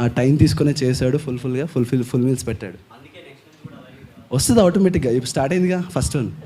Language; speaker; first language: Telugu; native; Telugu